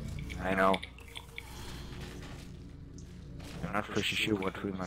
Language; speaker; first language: English; non-native, learner; German